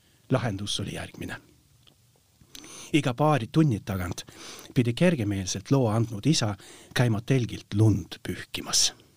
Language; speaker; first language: Estonian; non-native, fluent; Norwegian